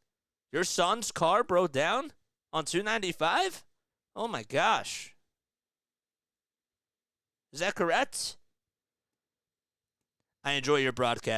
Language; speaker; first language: English; native; English